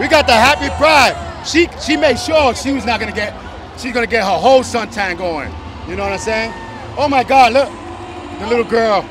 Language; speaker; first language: English; early bilingual, other home language; Spanish